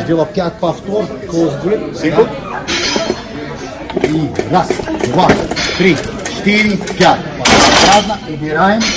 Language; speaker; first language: Russian; non-native, fluent; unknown